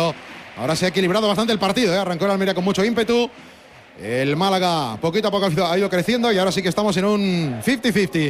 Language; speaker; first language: Spanish; native; Spanish